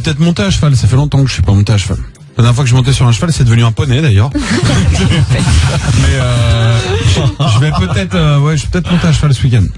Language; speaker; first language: French; native; French